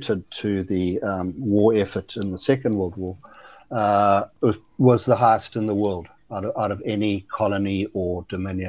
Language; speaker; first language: English; native; English